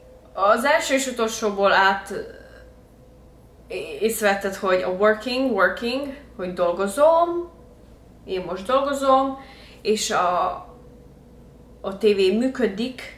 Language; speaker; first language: Hungarian; early bilingual, heritage; Hungarian